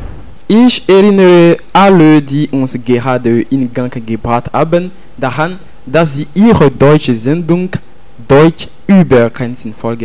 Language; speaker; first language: German; non-native, fluent; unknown